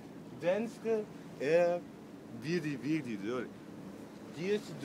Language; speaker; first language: Danish; non-native, learner; Arabic